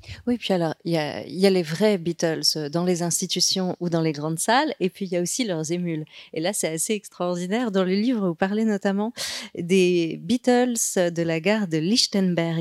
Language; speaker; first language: French; native; French